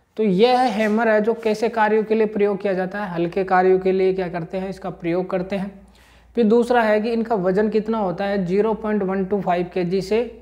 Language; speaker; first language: Hindi; native; Hindi